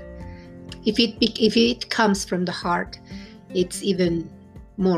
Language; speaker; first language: English; non-native, fluent; Spanish